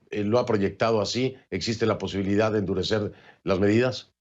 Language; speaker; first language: Spanish; native; Spanish